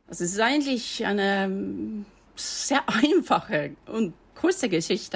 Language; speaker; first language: German; non-native, fluent; Norwegian